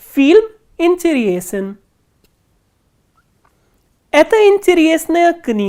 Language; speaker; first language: Russian; non-native, fluent; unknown